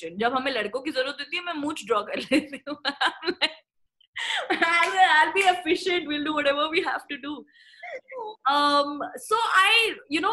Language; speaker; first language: English; non-native, local second language; Marathi